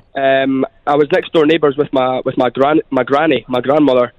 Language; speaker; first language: English; native; English